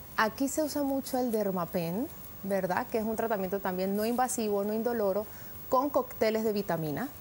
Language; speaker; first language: Spanish; native; Spanish